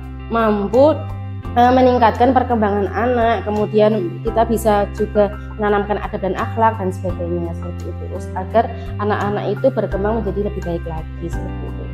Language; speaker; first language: Indonesian; native; Indonesian